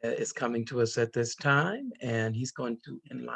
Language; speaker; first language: English; native; English